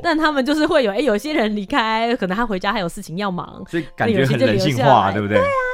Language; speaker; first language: Chinese; native; Chinese